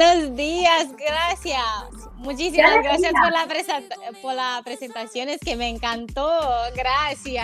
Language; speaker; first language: Spanish; non-native, fluent; Romanian